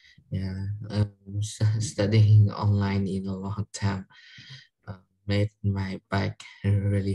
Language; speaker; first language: English; non-native, learner; Vietnamese